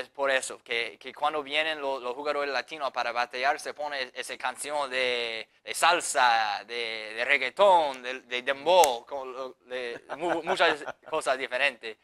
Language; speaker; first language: Spanish; non-native, fluent; English